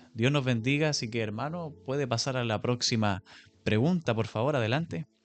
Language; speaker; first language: Spanish; native; Spanish